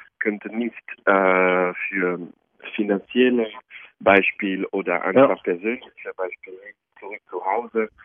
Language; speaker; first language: German; non-native, fluent; French